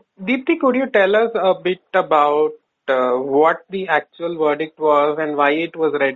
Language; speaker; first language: English; non-native, local second language; Kannada